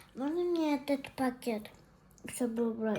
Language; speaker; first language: Russian; early bilingual, other home language; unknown